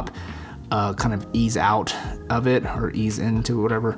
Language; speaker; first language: English; native; English